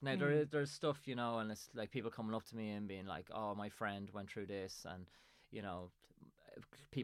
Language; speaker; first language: English; native; English